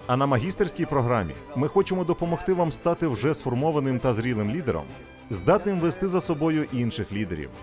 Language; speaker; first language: Ukrainian; non-native, fluent; English